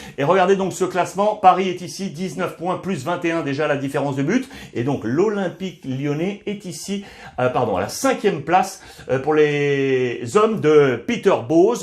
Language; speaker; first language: French; native; French